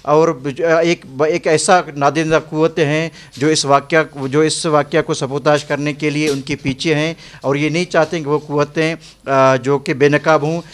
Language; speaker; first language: Urdu; non-native, local second language; Baluchi